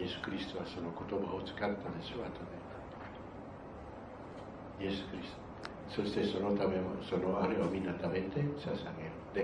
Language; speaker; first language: Japanese; non-native, fluent; Spanish